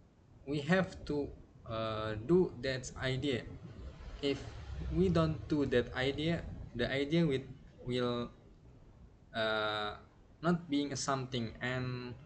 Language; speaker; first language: English; non-native, learner; Indonesian